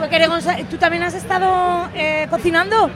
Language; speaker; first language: Spanish; native; Spanish